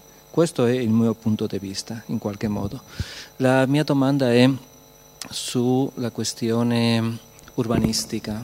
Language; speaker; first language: Italian; non-native, fluent; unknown